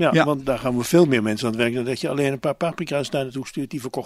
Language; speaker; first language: Dutch; native; Dutch